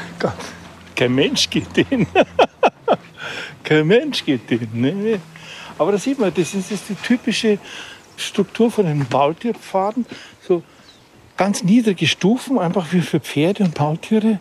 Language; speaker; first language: German; native; German